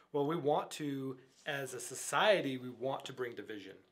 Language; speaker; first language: English; native; English